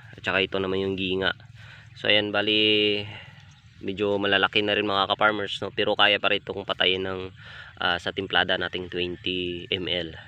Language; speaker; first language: Filipino; non-native, local second language; Hiligaynon